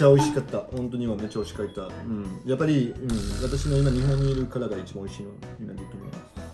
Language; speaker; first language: Japanese; non-native, learner; French